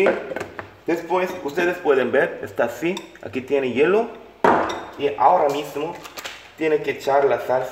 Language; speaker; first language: Spanish; non-native, learner; Korean